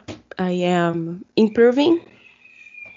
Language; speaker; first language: English; non-native, fluent; Portuguese